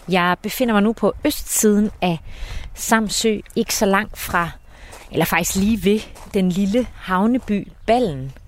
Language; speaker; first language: Danish; native; Danish